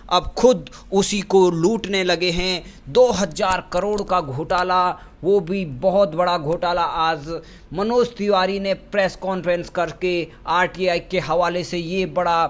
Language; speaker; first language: Hindi; native; Hindi